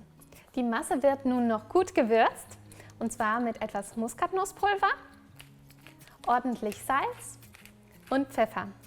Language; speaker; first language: German; native; German